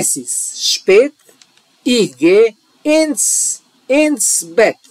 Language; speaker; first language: German; non-native, learner; Serbian